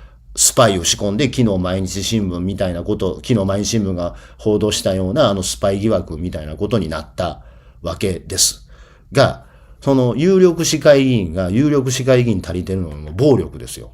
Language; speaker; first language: Japanese; native; Japanese